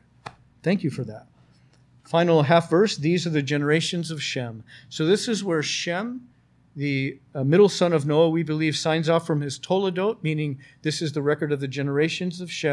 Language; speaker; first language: English; native; English